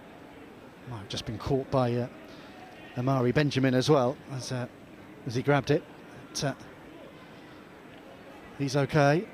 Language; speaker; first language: English; native; English